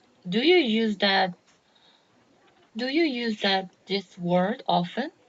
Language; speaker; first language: English; non-native, learner; Korean